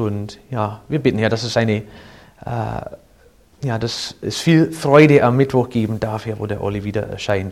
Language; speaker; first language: German; non-native, fluent; English